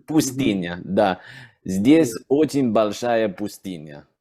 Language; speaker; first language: Russian; non-native, learner; English